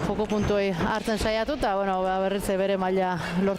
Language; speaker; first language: Basque; native; Basque